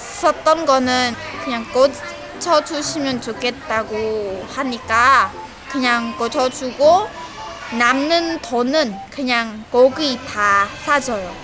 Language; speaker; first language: Korean; non-native, learner; Khmer